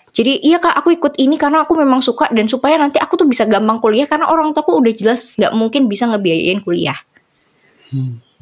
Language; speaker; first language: Indonesian; native; Indonesian